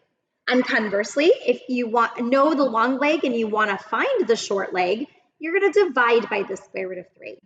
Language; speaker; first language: English; native; English